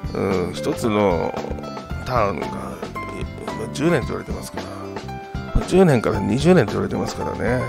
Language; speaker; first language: Japanese; native; Japanese